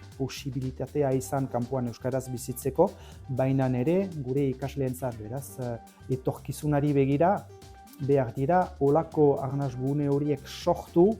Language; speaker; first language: Basque; native; Basque